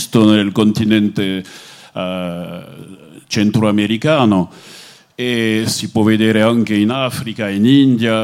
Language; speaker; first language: Italian; non-native, fluent; French